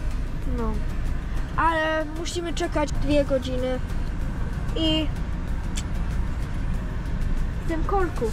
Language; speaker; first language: Polish; early bilingual, heritage; Polish